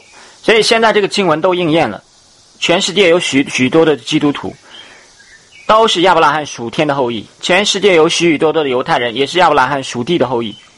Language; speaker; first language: Chinese; native; Chinese